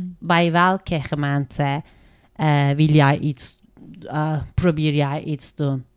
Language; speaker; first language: Dutch; non-native, learner; Turkish